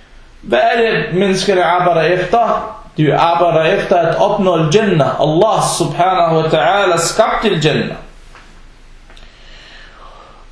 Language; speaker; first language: Danish; non-native, fluent; Arabic